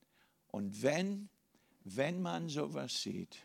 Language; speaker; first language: German; non-native, fluent; English